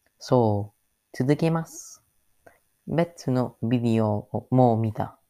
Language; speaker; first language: Japanese; non-native, learner; English